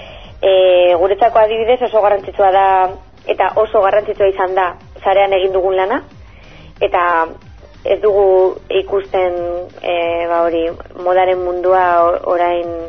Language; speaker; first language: Basque; non-native, local second language; Spanish